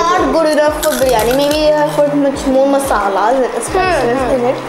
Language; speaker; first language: English; non-native, local second language; Hindi